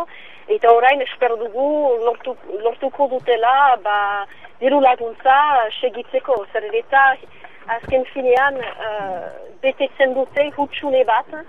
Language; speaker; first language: Basque; non-native, local second language; French